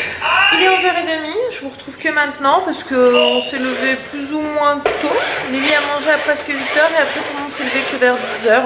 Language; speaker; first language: French; native; French